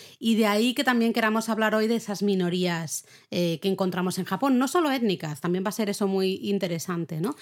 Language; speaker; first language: Spanish; native; Spanish